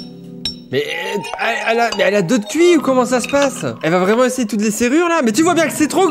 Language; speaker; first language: French; native; French